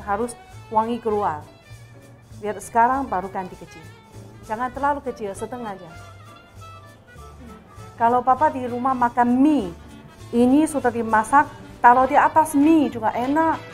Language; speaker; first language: Indonesian; non-native, fluent; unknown